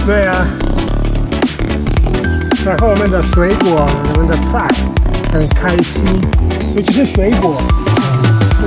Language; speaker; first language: Chinese; non-native, fluent; Italian